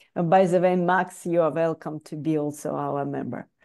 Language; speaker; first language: English; non-native, fluent; Ukrainian